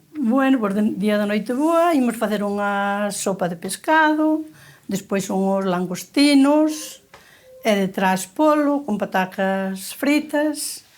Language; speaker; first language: Galician; native; Galician